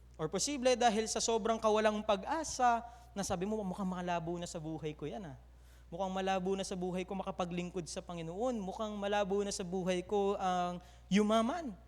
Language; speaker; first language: Filipino; native; Filipino